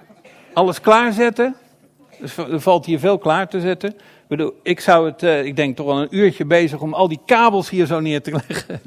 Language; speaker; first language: Dutch; native; Dutch